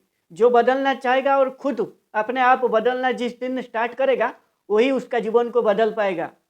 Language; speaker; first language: Hindi; non-native, local second language; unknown